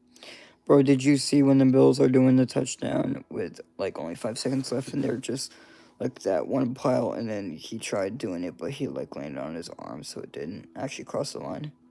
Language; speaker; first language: English; native; English